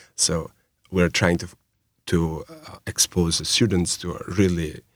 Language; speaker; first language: English; non-native, fluent; Albanian